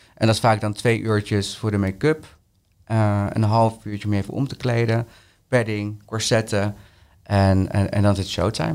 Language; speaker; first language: Dutch; early bilingual, other home language; Spanish